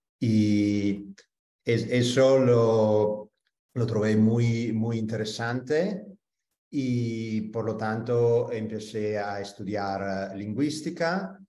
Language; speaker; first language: Spanish; non-native, fluent; Italian